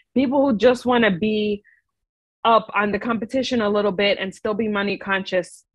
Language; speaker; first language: English; native; English